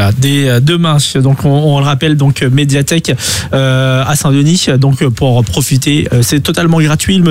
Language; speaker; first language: French; native; French